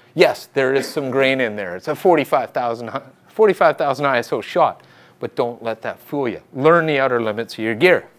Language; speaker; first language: English; native; English